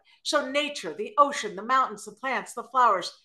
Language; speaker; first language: English; native; English